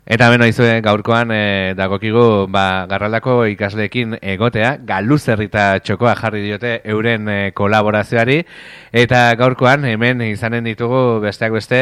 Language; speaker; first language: Basque; native; Basque